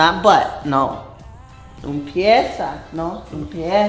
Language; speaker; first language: Spanish; non-native, learner; English